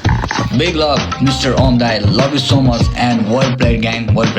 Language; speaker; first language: English; non-native, learner; Nepali